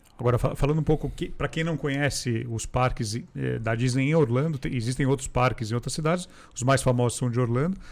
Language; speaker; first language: Portuguese; native; Portuguese